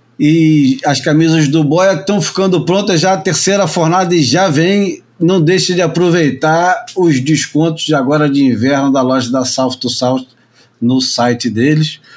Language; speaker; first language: Portuguese; native; Portuguese